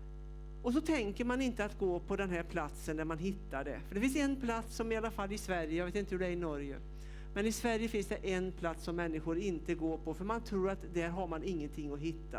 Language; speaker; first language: Swedish; native; Swedish